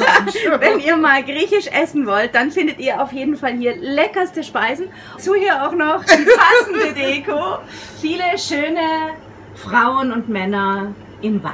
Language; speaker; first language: German; native; German